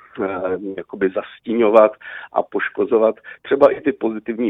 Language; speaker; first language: Czech; native; Czech